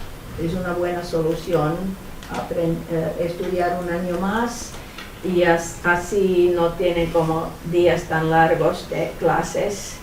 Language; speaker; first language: Spanish; non-native, fluent; Finnish